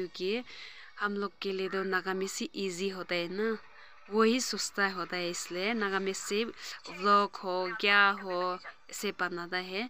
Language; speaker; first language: Hindi; non-native, local second language; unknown